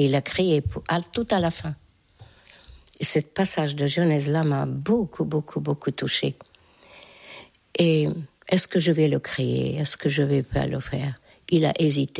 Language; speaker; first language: French; non-native, fluent; Hungarian